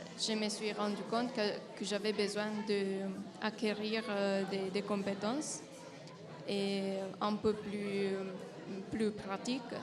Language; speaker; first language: French; non-native, fluent; Italian